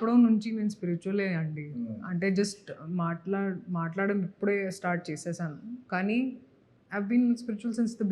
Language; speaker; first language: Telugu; non-native, local second language; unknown